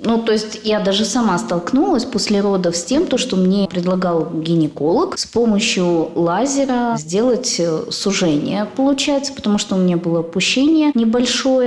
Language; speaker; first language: Russian; native; Russian